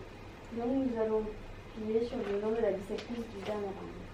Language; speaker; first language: French; native; French